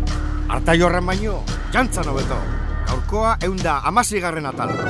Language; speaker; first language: Basque; native; Basque